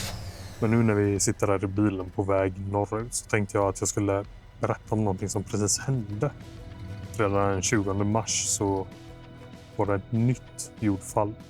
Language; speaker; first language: Swedish; native; Swedish